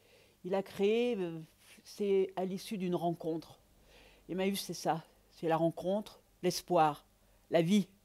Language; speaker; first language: French; native; French